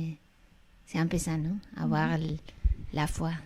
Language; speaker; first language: French; non-native, fluent; Spanish